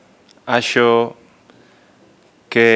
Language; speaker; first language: Portuguese; non-native, learner; Spanish